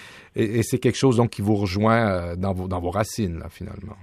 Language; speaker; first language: French; native; French